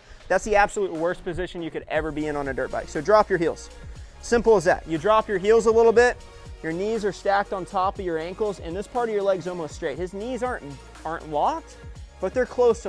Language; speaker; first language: English; native; English